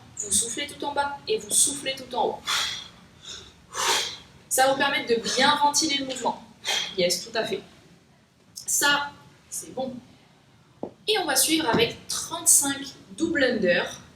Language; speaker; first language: French; native; French